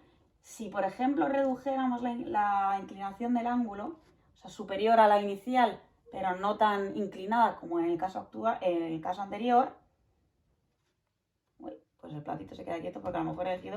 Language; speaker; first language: Spanish; native; Spanish